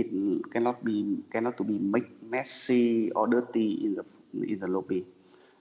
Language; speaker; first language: English; non-native, learner; Vietnamese